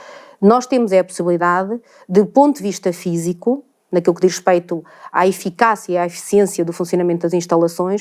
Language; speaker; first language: Portuguese; native; Portuguese